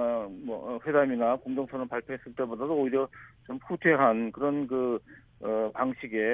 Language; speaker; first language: Korean; native; Korean